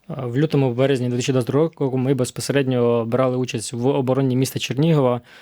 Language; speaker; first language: Ukrainian; native; Ukrainian